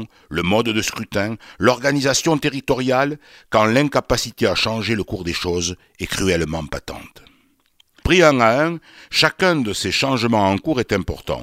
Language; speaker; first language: French; native; French